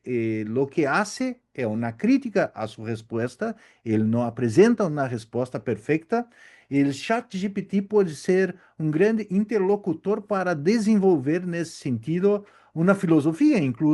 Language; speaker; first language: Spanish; non-native, learner; Portuguese